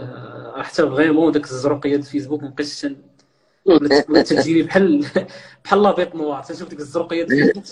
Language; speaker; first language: Arabic; native; Arabic